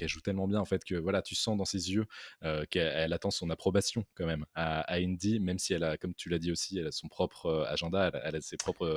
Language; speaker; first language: French; native; French